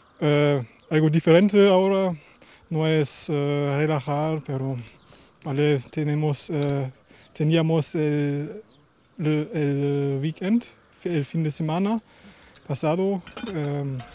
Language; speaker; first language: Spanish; non-native, learner; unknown